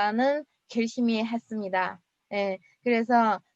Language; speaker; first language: Korean; non-native, fluent; Chinese